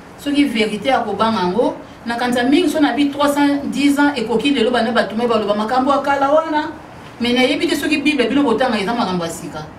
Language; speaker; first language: Lingala; non-native, local second language; Kongo